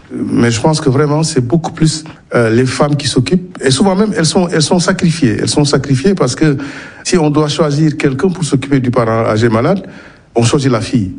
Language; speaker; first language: French; non-native, local second language; Wolof